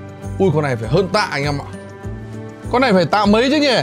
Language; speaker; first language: Vietnamese; native; Vietnamese